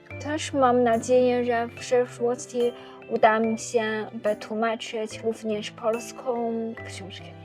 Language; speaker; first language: Polish; non-native, fluent; Chinese